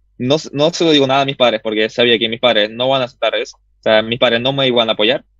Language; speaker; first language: Spanish; early bilingual, other home language; Russian